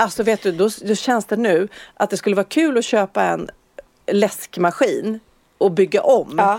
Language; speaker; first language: Swedish; native; Swedish